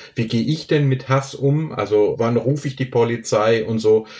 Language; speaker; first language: German; native; German